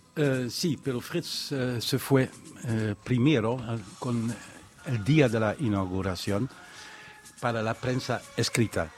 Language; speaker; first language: Spanish; non-native, fluent; Dutch